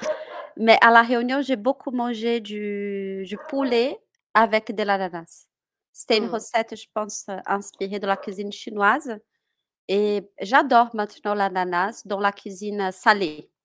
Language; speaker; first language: French; non-native, fluent; Portuguese